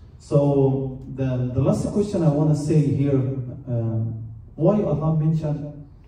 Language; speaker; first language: English; non-native, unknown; Arabic